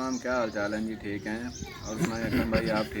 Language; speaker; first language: Hindi; non-native, local second language; Punjabi